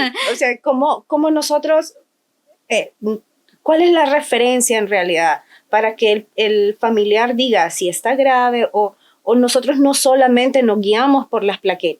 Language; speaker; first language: Spanish; native; Spanish